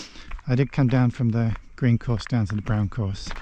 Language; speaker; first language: English; native; English